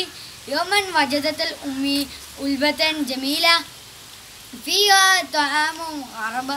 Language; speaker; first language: Arabic; non-native, learner; Malayalam